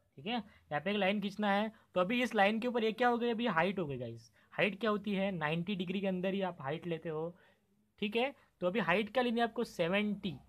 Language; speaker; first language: Hindi; non-native, local second language; Marathi